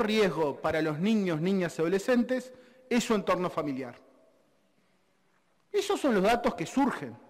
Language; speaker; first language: Spanish; native; Spanish